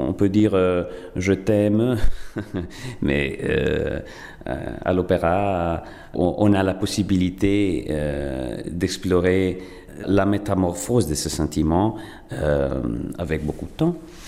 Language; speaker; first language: French; non-native, fluent; Italian